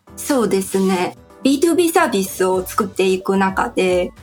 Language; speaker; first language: Japanese; non-native, fluent; Chinese